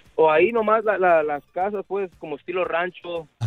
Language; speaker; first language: Spanish; early bilingual, heritage; Spanish